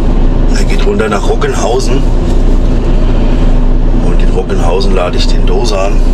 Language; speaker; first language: German; native; German